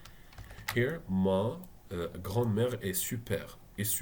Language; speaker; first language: French; non-native, fluent; Arabic